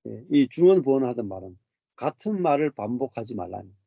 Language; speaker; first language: Korean; native; Korean